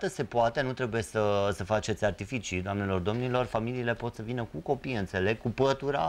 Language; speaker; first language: Romanian; native; Romanian